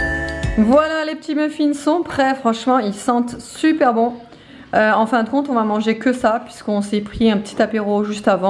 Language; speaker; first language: French; native; French